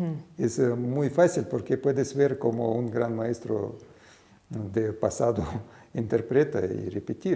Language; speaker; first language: Spanish; non-native, fluent; Russian